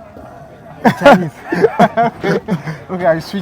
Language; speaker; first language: English; non-native, fluent; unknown